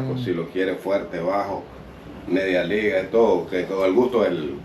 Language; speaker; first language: Spanish; native; Spanish